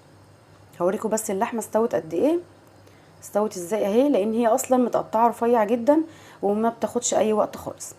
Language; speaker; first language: Arabic; native; Arabic